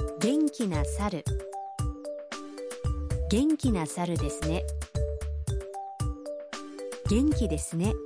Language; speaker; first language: Japanese; non-native, learner; Korean